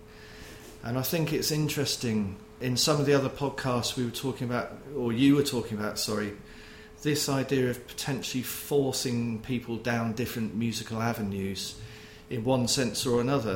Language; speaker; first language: English; native; English